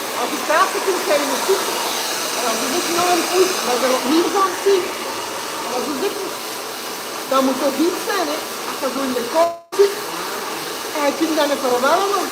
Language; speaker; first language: Dutch; native; Dutch